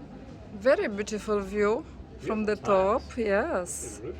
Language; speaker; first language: English; non-native, learner; Romanian